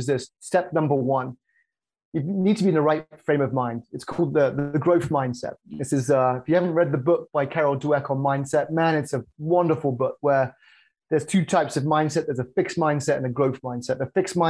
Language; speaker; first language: English; native; English